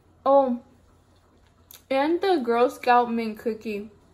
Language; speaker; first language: English; early bilingual, other home language; Spanish